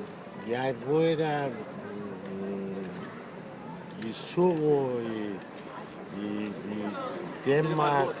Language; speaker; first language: Danish; non-native, learner; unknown